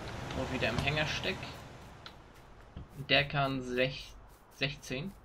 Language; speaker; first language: German; native; German